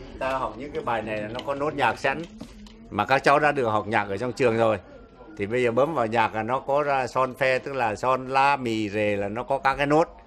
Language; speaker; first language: Vietnamese; non-native, local second language; Tày